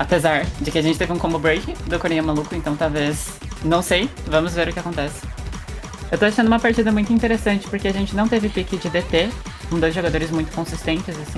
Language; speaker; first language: Portuguese; native; Portuguese